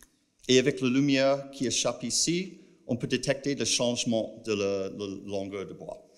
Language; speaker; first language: French; non-native, fluent; English